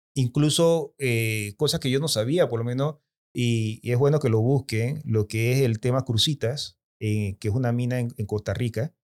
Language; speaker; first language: Spanish; native; Spanish